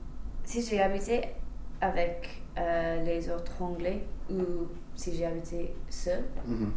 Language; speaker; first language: French; non-native, fluent; English